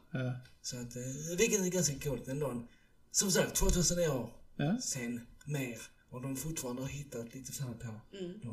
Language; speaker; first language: Swedish; early bilingual, other home language; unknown